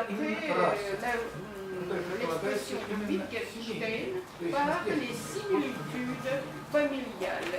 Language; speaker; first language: French; non-native, fluent; Russian